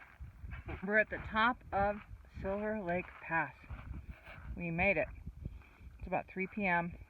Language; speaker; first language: English; non-native, fluent; German